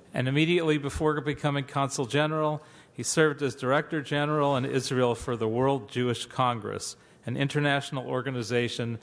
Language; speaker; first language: English; native; English